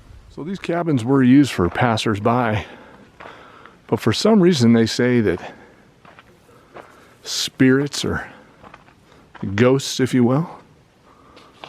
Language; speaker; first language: English; native; English